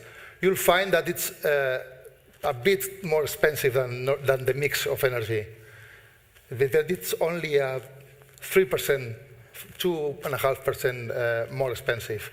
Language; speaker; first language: English; non-native, fluent; Spanish